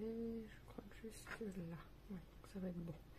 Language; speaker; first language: French; native; French